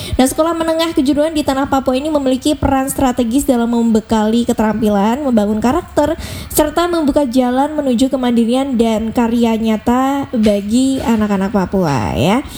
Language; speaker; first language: Indonesian; native; Indonesian